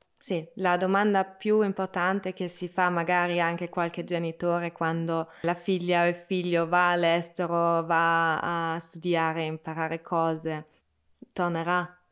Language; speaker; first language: Italian; non-native, local second language; German